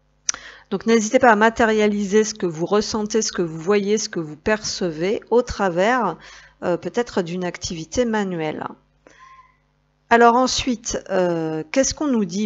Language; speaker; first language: French; native; French